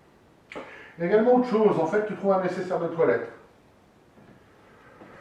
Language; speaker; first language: French; native; French